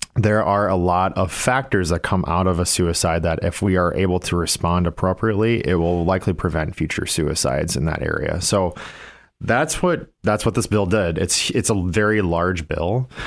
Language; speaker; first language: English; native; English